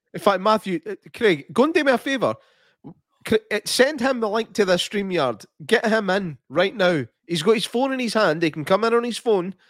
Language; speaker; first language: English; native; English